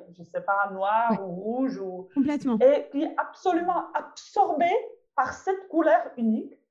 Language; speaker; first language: French; non-native, fluent; Czech